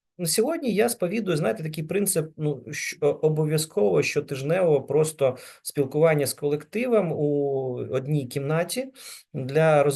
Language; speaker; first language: Ukrainian; native; Ukrainian